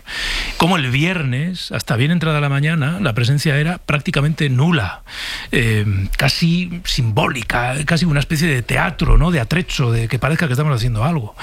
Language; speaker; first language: Spanish; native; Spanish